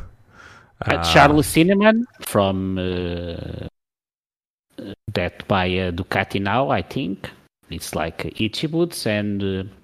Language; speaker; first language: English; non-native, learner; Portuguese